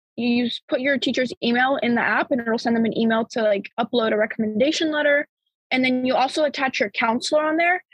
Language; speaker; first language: English; early bilingual, other home language; Bulgarian